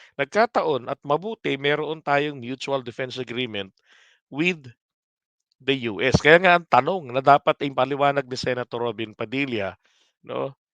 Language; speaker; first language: Filipino; native; Filipino